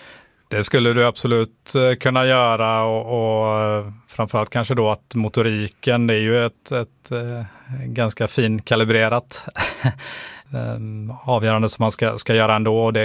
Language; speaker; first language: Swedish; native; Swedish